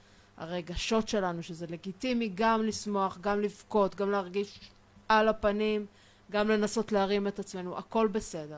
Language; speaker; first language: Hebrew; native; Hebrew